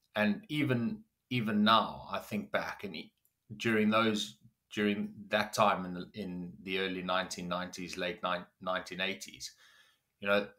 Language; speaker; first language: English; native; English